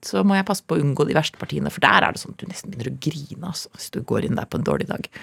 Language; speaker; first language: Norwegian; native; Norwegian